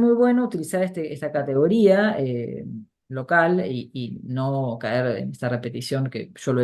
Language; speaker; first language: Spanish; native; Spanish